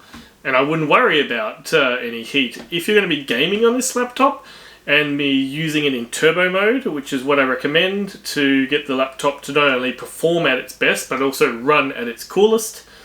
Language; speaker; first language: English; native; English